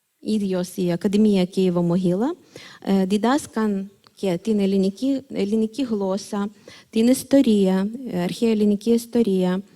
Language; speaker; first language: Greek; non-native, fluent; Ukrainian